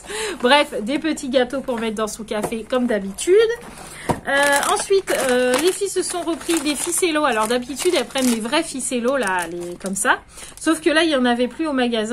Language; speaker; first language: French; native; French